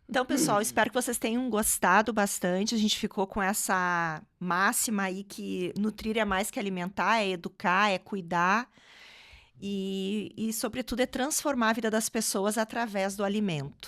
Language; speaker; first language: Portuguese; native; Portuguese